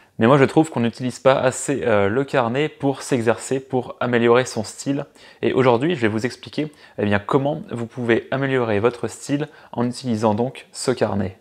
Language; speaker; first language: French; native; French